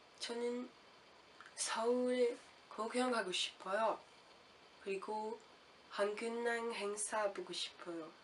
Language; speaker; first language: Korean; non-native, learner; French